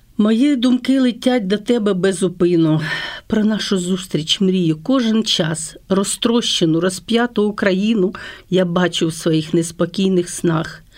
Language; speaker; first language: Ukrainian; non-native, local second language; Russian